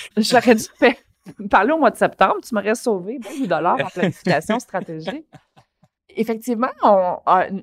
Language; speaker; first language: French; native; French